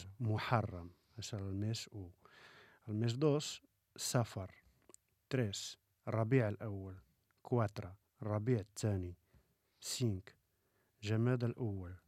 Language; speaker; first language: Catalan; non-native, fluent; Arabic